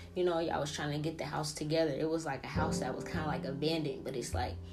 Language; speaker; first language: English; early bilingual, other home language; Italian